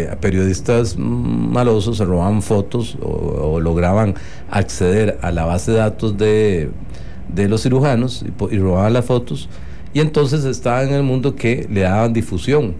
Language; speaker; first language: Spanish; native; Spanish